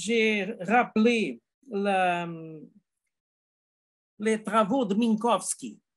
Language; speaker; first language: French; non-native, learner; Portuguese